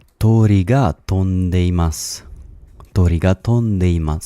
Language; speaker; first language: Japanese; non-native, learner; English